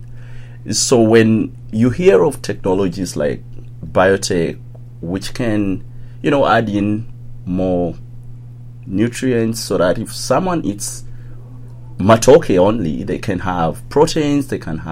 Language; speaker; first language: English; non-native, local second language; Ganda